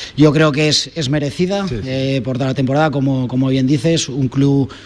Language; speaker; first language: Spanish; native; Spanish